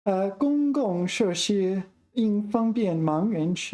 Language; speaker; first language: Chinese; non-native, fluent; English